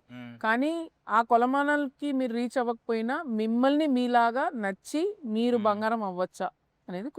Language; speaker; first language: Telugu; native; Telugu